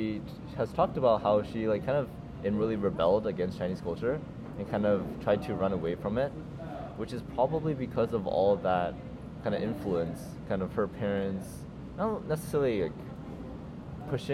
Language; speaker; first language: English; native; English